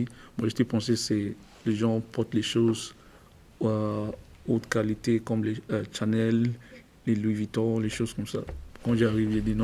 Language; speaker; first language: French; non-native, learner; English